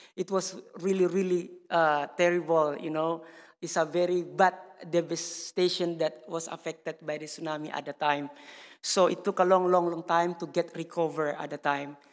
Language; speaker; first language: English; non-native, learner; Indonesian